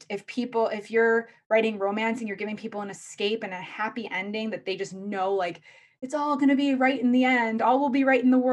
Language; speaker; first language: English; native; English